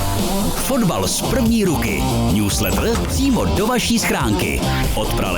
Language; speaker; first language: Czech; native; Czech